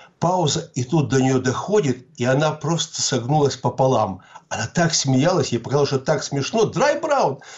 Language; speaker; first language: Russian; native; Russian